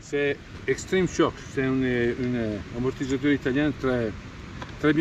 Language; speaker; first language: French; non-native, learner; Italian